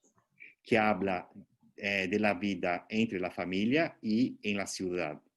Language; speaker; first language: Spanish; non-native, fluent; Portuguese